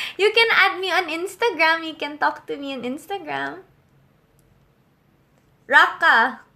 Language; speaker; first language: English; non-native, local second language; Filipino